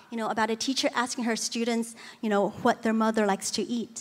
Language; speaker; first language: English; early bilingual, other home language; Chinese